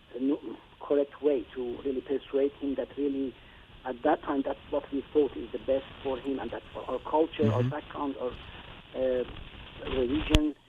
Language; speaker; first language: English; non-native, fluent; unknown